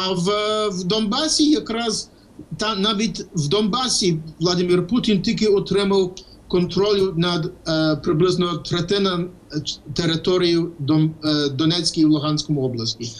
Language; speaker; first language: Ukrainian; non-native, fluent; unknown